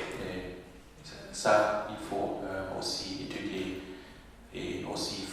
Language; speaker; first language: French; non-native, local second language; German